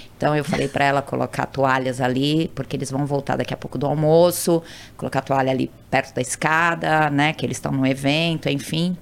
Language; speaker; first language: Portuguese; native; Portuguese